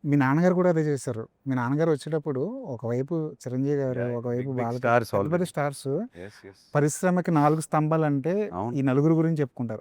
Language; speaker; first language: Telugu; native; Telugu